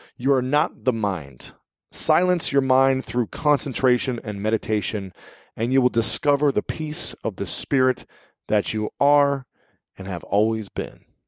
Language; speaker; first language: English; native; English